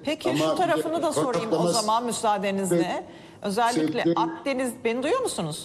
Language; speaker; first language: Turkish; native; Turkish